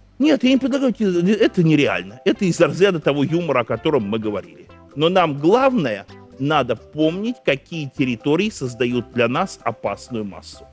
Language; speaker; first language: Russian; native; Russian